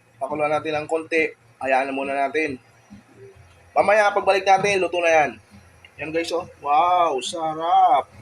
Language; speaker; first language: Filipino; non-native, local second language; Bikol